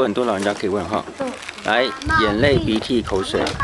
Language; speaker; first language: Chinese; native; Chinese